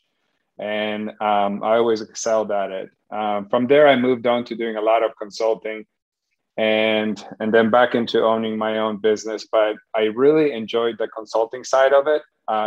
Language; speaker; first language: English; non-native, fluent; Polish